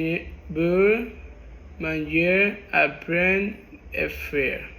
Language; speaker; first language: French; non-native, learner; Spanish